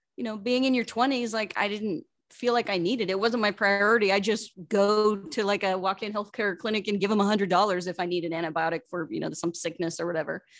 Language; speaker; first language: English; native; English